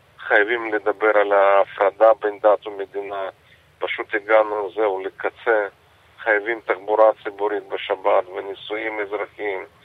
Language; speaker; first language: Hebrew; non-native, fluent; Russian